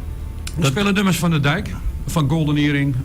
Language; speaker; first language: Dutch; native; Dutch